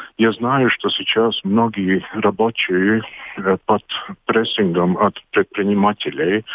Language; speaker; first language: Russian; non-native, local second language; Latvian